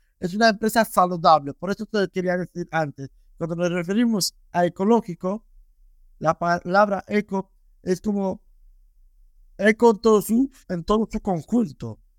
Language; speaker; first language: Spanish; non-native, fluent; Romanian